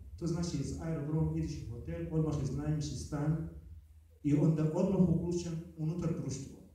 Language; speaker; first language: Bosnian; non-native, fluent; Arabic